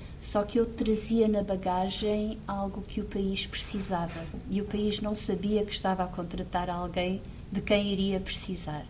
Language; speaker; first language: Portuguese; early bilingual, heritage; Portuguese